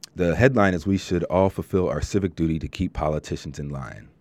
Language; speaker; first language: English; native; English